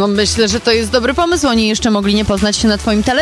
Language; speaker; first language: Polish; native; Polish